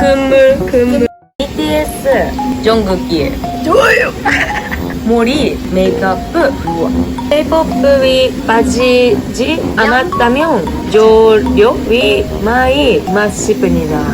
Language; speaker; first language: Korean; non-native, learner; Japanese